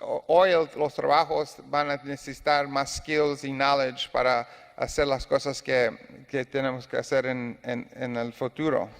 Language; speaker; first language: Spanish; non-native, learner; English